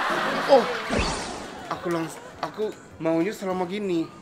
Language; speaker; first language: Indonesian; non-native, fluent; Japanese